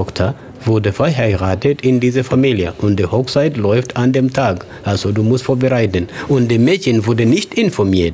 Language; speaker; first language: German; non-native, fluent; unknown